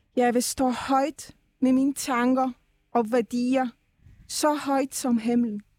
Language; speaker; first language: Danish; early bilingual, other home language; Persian